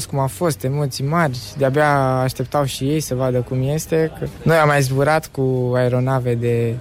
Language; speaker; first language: Romanian; native; Romanian